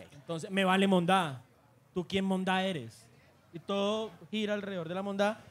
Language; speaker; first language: Spanish; native; Spanish